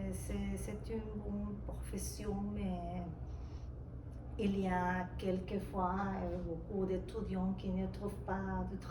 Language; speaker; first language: French; non-native, fluent; Spanish